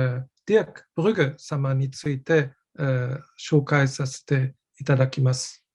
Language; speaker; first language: Japanese; non-native, fluent; German